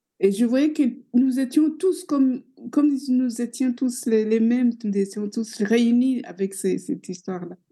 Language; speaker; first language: French; non-native, local second language; Rundi